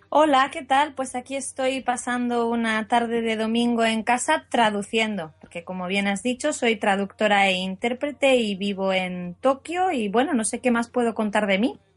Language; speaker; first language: Spanish; native; Spanish